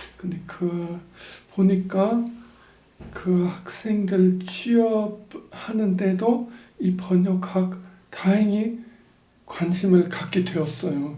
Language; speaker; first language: Korean; non-native, fluent; German